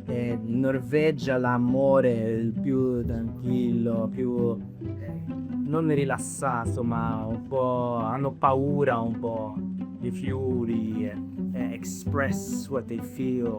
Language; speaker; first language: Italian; non-native, learner; Norwegian